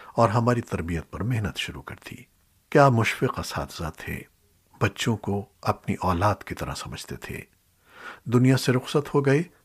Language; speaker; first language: Urdu; native; Urdu